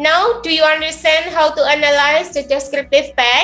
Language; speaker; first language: English; non-native, learner; Indonesian